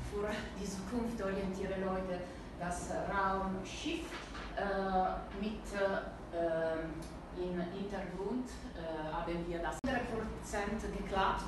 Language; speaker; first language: German; non-native, learner; Italian